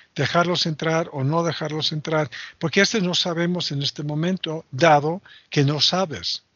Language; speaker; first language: Spanish; non-native, fluent; English